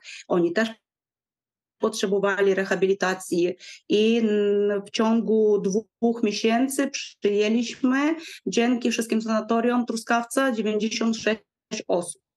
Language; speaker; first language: Polish; non-native, fluent; Ukrainian